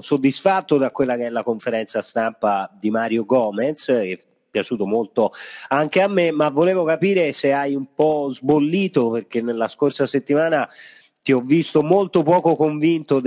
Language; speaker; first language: Italian; native; Italian